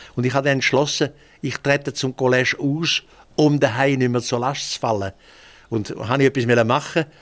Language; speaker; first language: German; native; German